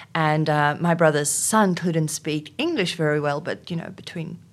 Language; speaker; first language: English; non-native, local second language; Afrikaans